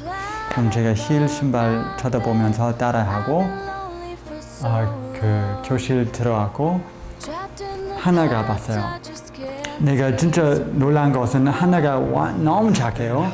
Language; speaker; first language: Korean; non-native, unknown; English